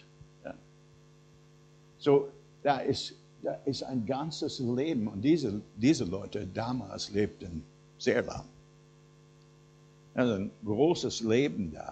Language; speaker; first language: German; non-native, fluent; English